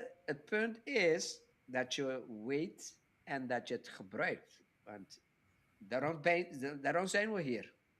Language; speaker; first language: Dutch; non-native, local second language; Papiamento